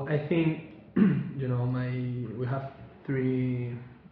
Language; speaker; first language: English; non-native, learner; Spanish